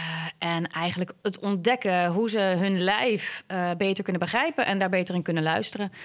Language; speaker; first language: Dutch; native; Dutch